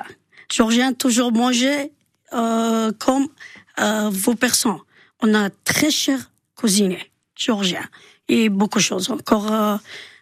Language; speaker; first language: French; non-native, learner; Georgian